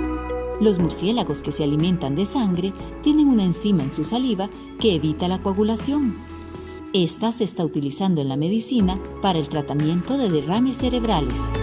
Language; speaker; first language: Spanish; native; Spanish